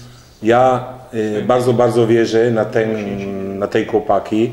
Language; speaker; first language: Polish; non-native, learner; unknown